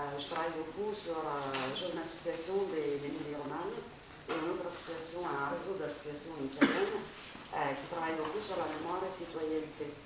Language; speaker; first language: French; non-native, fluent; Italian